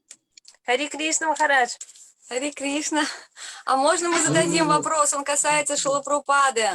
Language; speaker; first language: Russian; native; Russian